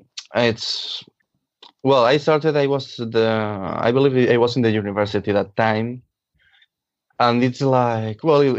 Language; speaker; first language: English; non-native, fluent; Catalan